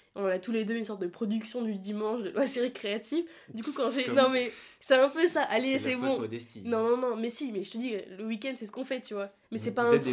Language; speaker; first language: French; native; French